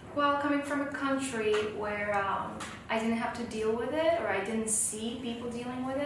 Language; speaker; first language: English; non-native, fluent; Slovak